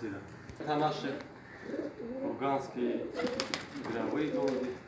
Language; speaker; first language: Russian; non-native, local second language; Tajik